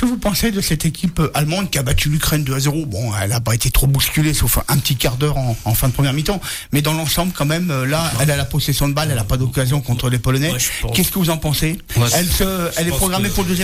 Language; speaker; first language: French; native; French